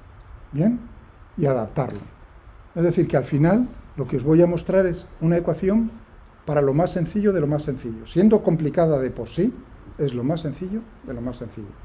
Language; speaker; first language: Spanish; native; Spanish